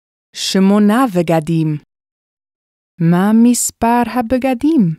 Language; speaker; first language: Hebrew; non-native, fluent; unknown